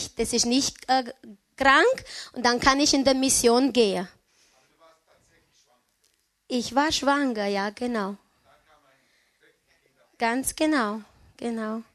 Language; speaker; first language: German; non-native, learner; Romanian